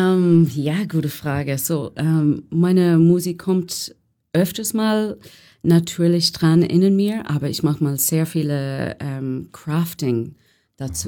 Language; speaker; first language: German; non-native, fluent; English